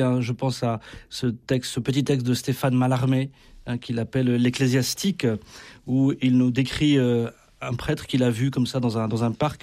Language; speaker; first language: French; native; French